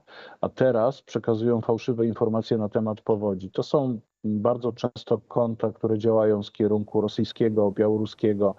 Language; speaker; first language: Polish; native; Polish